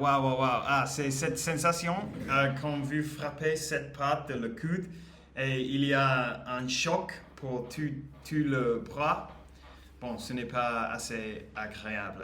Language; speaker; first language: French; non-native, learner; English